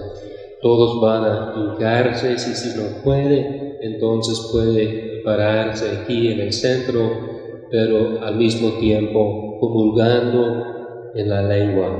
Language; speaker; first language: Spanish; non-native, fluent; English